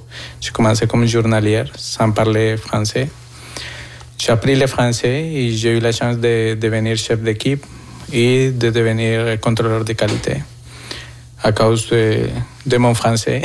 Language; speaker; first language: French; non-native, fluent; Spanish